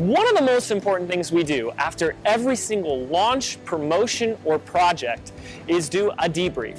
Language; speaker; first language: English; native; English